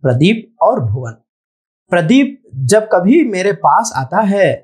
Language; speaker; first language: Hindi; non-native, local second language; Telugu